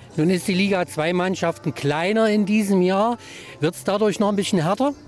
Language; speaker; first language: German; native; German